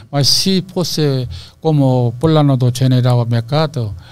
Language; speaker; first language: Portuguese; non-native, learner; Korean